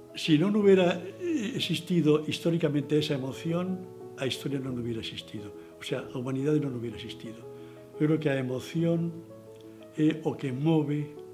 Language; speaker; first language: Galician; non-native, local second language; Spanish